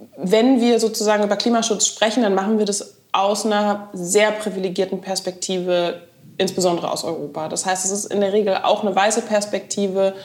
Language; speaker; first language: German; native; German